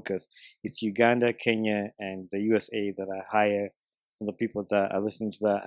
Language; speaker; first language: English; non-native, local second language; Ganda